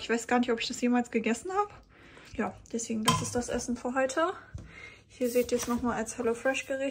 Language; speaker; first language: German; native; German